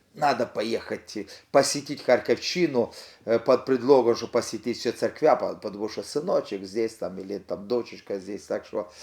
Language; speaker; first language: Russian; non-native, local second language; Ukrainian